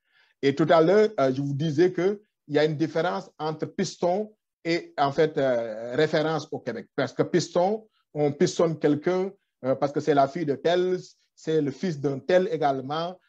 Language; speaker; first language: French; non-native, local second language; Wolof